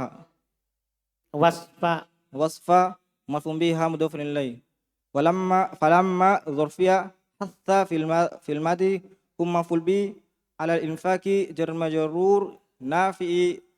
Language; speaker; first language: Arabic; non-native, learner; Indonesian